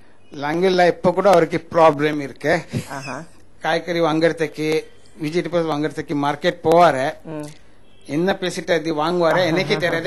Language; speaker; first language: Tamil; non-native, local second language; Marathi